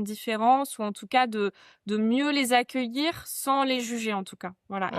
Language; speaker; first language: French; native; French